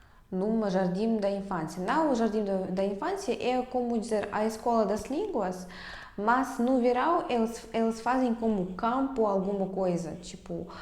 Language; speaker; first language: Portuguese; non-native, fluent; Russian